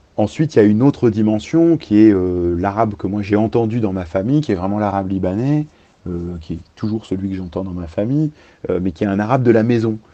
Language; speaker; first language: French; early bilingual, other home language; Arabic